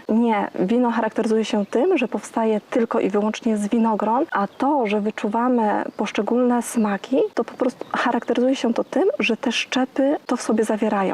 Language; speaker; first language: Polish; native; Polish